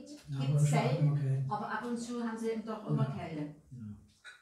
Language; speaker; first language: German; native; German